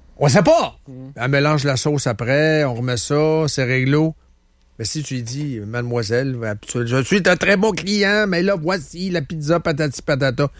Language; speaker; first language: French; native; French